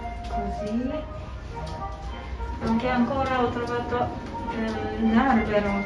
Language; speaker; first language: Italian; non-native, learner; Japanese